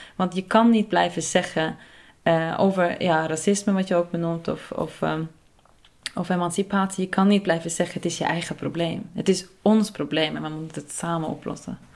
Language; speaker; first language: Dutch; non-native, fluent; Norwegian